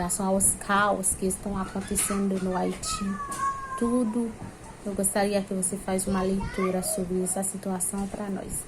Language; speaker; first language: Portuguese; non-native, fluent; Haitian Creole